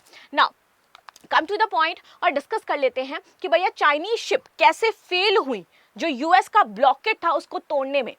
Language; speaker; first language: Hindi; native; Hindi